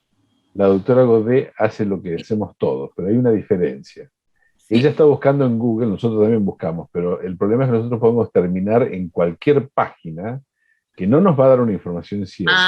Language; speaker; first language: Spanish; native; Spanish